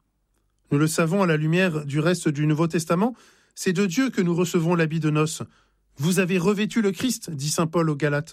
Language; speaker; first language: French; native; French